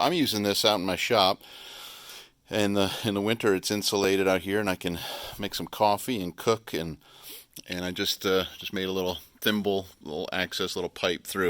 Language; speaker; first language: English; native; English